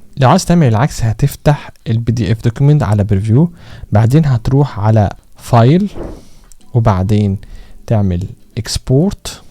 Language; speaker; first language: Arabic; native; Arabic